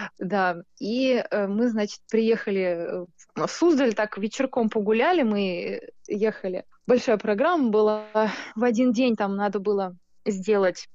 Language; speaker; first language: Russian; native; Russian